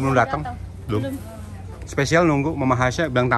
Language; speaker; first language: Indonesian; native; Indonesian